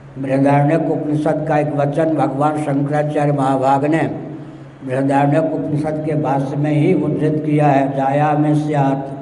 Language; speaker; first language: Hindi; non-native, local second language; Maithili